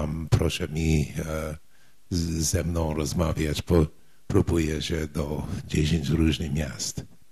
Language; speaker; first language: Polish; non-native, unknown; English